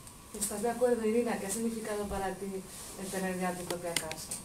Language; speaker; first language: Spanish; native; Spanish